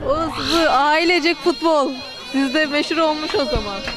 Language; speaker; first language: Turkish; native; Turkish